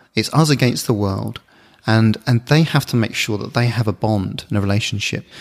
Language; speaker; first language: English; native; English